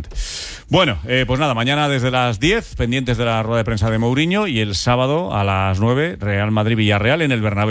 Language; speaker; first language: Spanish; native; Spanish